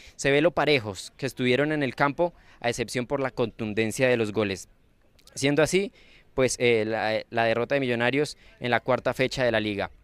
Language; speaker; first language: Spanish; native; Spanish